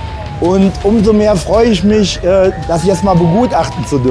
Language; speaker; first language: German; native; German